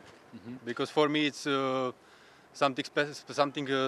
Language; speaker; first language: English; non-native, learner; Czech